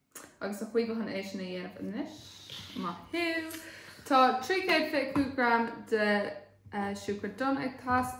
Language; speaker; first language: Irish; non-native, local second language; English